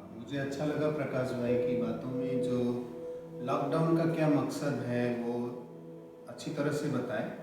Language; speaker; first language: Hindi; native; Hindi